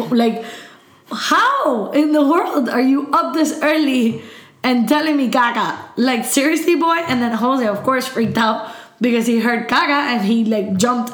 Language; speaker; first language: English; early bilingual, other home language; Spanish